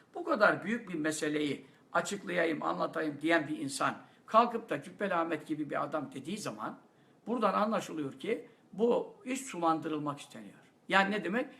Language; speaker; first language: Turkish; native; Turkish